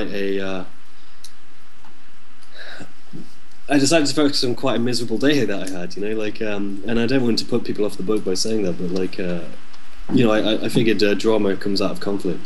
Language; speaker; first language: English; native; English